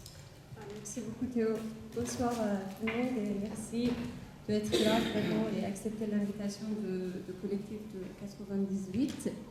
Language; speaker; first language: French; non-native, fluent; Persian